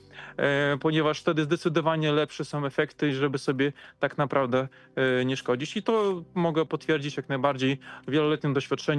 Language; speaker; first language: Polish; native; Polish